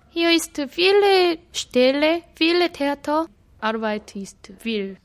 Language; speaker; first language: German; non-native, learner; Korean